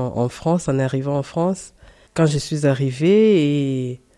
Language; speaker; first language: French; non-native, fluent; Portuguese